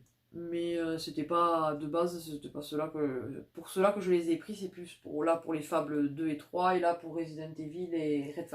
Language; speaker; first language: French; native; French